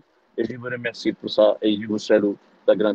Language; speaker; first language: French; non-native, learner; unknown